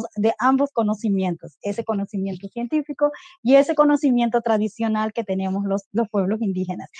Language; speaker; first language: Spanish; non-native, local second language; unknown